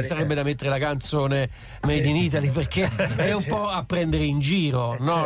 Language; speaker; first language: Italian; native; Italian